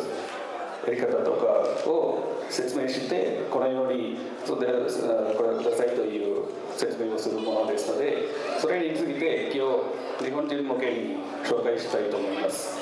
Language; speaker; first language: Japanese; non-native, fluent; Tamil